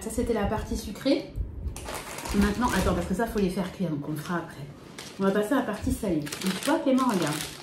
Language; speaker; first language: French; native; French